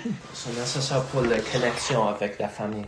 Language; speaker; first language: French; non-native, learner; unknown